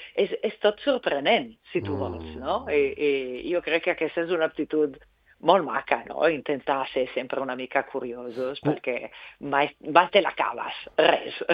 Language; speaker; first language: Catalan; non-native, fluent; Italian